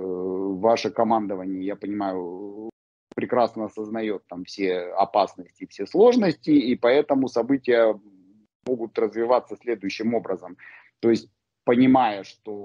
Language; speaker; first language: Russian; native; Russian